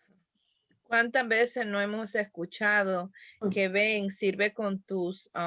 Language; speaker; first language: Spanish; early bilingual, heritage; Spanish